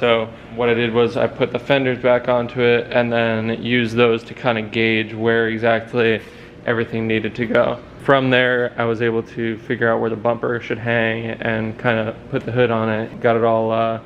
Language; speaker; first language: English; native; English